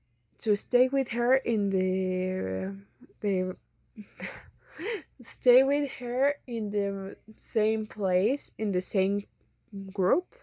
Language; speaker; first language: English; non-native, learner; Spanish